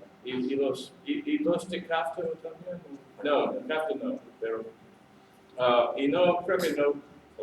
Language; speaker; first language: Spanish; non-native, learner; English